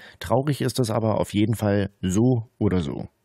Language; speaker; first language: German; native; German